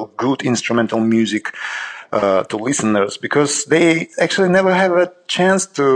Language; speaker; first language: English; non-native, learner; Russian